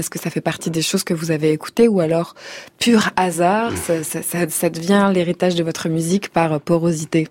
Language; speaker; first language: French; native; French